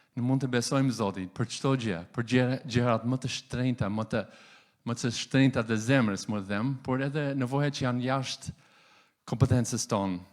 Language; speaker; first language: Albanian; non-native, fluent; English